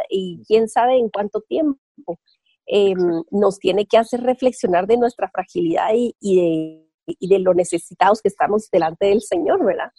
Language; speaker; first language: Spanish; native; Spanish